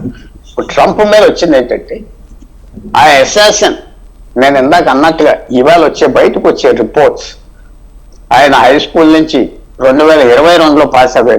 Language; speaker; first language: Telugu; native; Telugu